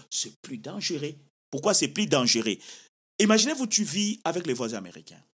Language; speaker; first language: French; non-native, local second language; Lingala